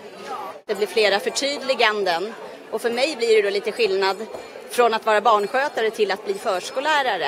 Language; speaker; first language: Swedish; native; Swedish